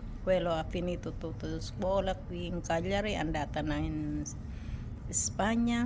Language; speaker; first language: Italian; non-native, learner; Filipino